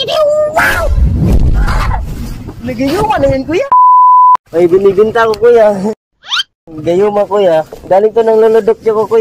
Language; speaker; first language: Filipino; non-native, local second language; Cebuano